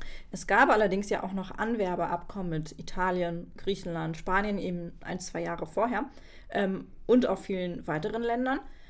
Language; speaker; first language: German; native; German